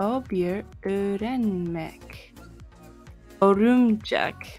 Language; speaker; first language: Turkish; non-native, learner; English